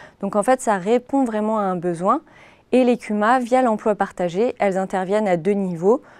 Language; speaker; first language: French; native; French